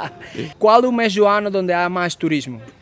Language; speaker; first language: Portuguese; non-native, learner; Spanish